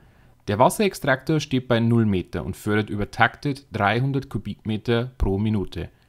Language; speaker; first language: German; native; German